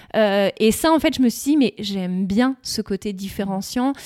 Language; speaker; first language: French; native; French